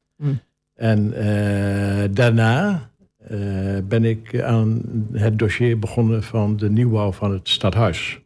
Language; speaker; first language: Dutch; native; Dutch